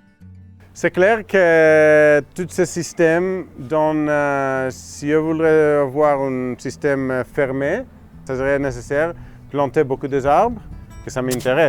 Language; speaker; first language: French; non-native, fluent; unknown